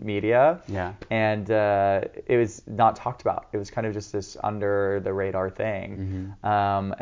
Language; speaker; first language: English; native; English